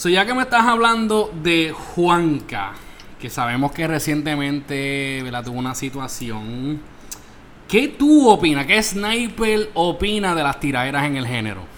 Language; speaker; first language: Spanish; native; Spanish